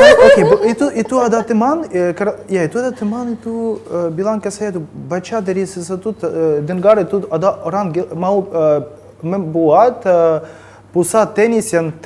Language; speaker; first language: Indonesian; non-native, learner; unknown